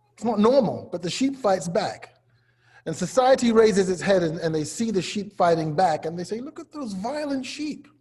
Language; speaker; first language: English; native; English